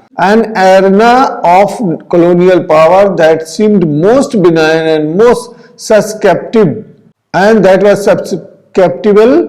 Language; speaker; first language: English; non-native, local second language; Hindi